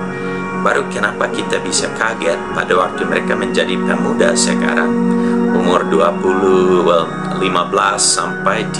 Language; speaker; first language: Indonesian; non-native, fluent; English